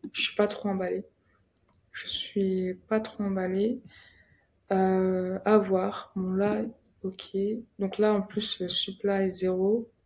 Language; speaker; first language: French; native; French